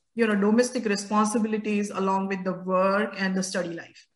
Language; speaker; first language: English; non-native, local second language; Gujarati